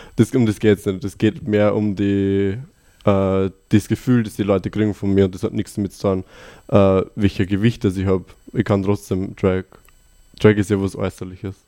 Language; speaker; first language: German; native; German